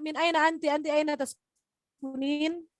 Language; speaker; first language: Arabic; non-native, fluent; Indonesian